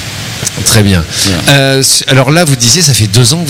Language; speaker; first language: French; native; French